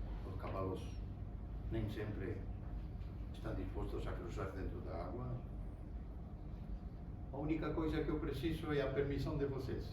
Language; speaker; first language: Portuguese; non-native, fluent; Spanish